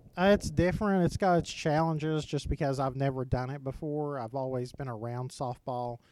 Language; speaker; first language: English; native; English